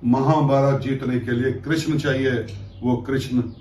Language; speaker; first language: Hindi; non-native, local second language; Punjabi